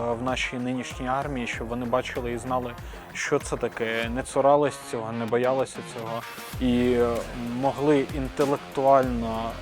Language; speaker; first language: Ukrainian; native; Ukrainian